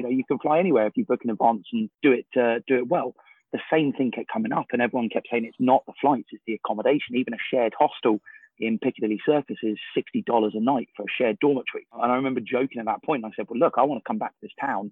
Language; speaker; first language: English; native; English